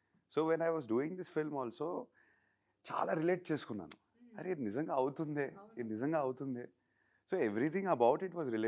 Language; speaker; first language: Telugu; native; Telugu